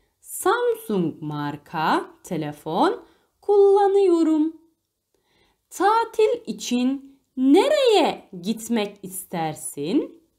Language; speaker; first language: Turkish; non-native, fluent; Arabic